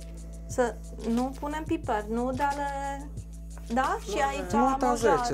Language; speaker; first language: Romanian; native; Romanian